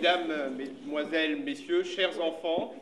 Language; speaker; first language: French; native; French